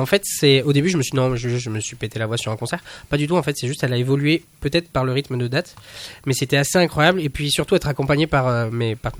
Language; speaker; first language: French; native; French